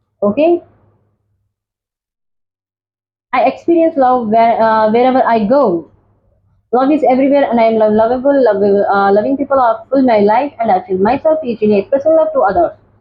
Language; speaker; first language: English; non-native, local second language; Telugu